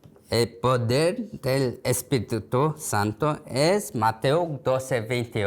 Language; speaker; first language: Spanish; non-native, learner; Korean